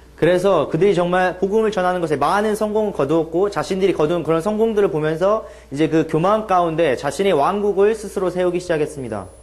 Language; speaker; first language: Korean; native; Korean